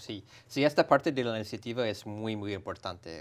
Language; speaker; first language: Spanish; non-native, fluent; English